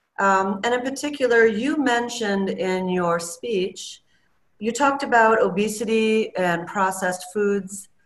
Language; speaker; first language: English; native; English